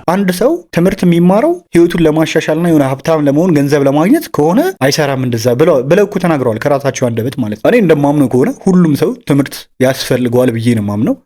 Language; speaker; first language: Amharic; native; Amharic